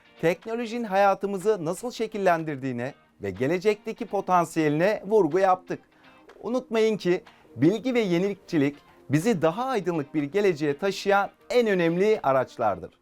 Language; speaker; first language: Turkish; native; Turkish